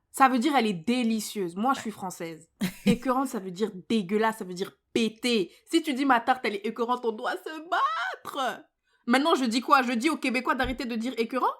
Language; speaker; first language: French; native; French